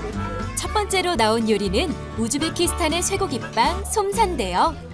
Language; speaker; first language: Korean; native; Korean